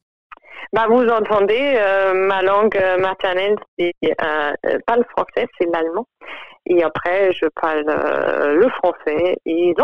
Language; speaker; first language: French; non-native, fluent; German